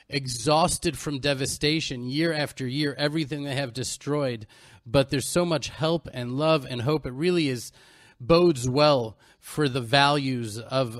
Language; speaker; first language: English; native; English